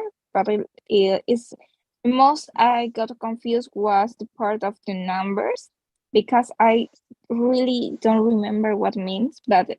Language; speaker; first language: English; non-native, learner; Spanish